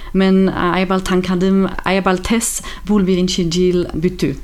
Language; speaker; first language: Kyrgyz; non-native, learner; German